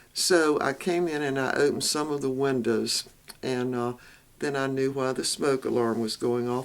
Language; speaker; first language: English; native; English